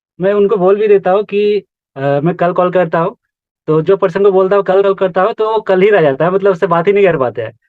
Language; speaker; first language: Hindi; native; Hindi